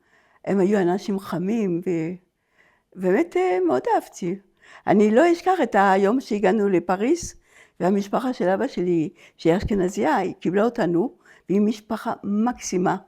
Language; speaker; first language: Hebrew; non-native, fluent; French